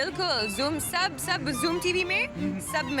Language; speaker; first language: Hindi; non-native, fluent; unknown